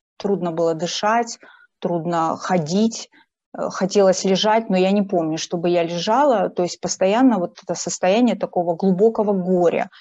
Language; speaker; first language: Russian; native; Russian